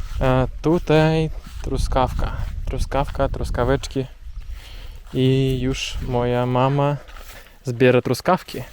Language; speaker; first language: Polish; non-native, learner; Russian